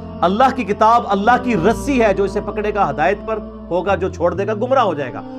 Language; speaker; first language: Urdu; native; Urdu